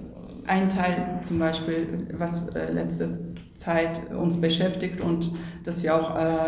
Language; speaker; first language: German; non-native, fluent; Turkish